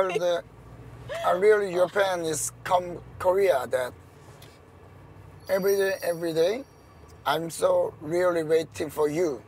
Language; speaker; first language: English; non-native, learner; Korean